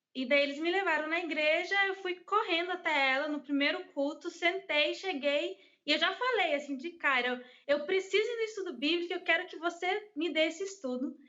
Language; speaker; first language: Portuguese; early bilingual, heritage; English